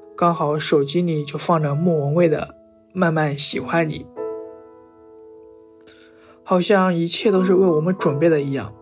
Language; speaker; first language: Chinese; native; Chinese